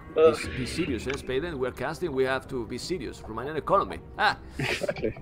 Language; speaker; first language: English; non-native, fluent; Spanish